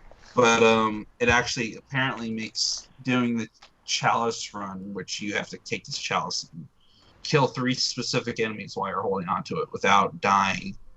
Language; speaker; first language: English; native; English